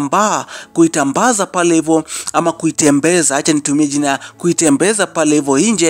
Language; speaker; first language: Swahili; non-native, local second language; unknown